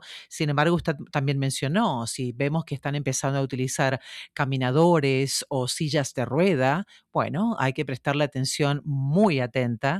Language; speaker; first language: Spanish; native; Spanish